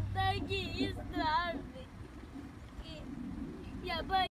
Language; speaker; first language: Russian; early bilingual, heritage; Russian